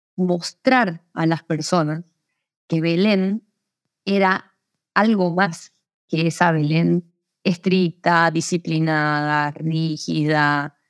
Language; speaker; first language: Spanish; native; Spanish